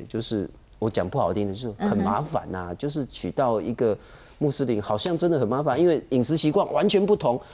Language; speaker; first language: Chinese; native; Chinese